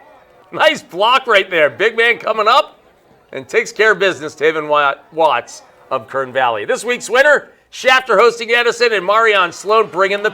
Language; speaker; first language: English; native; English